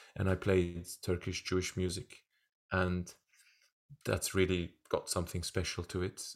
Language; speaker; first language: English; non-native, fluent; Turkish